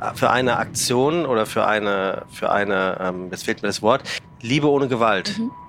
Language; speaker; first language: German; native; German